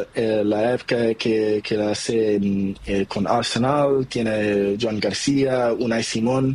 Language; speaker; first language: Spanish; non-native, learner; Portuguese